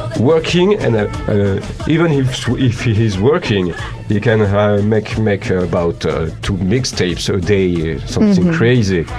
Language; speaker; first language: English; non-native, learner; French